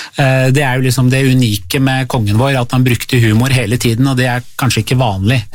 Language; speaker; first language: Norwegian; early bilingual, other home language; Persian